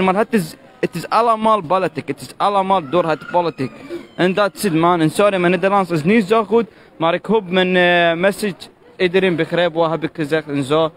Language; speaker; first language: Dutch; non-native, learner; Arabic